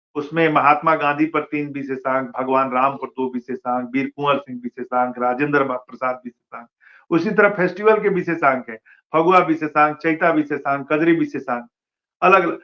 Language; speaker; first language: Hindi; non-native, local second language; Bhojpuri